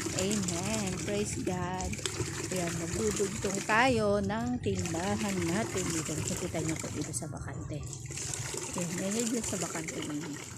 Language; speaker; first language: Filipino; native; Filipino